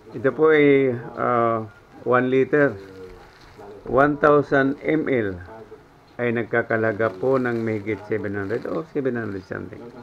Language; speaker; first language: Filipino; non-native, local second language; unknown